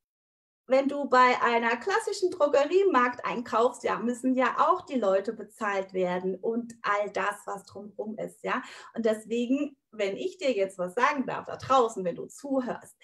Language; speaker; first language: German; native; German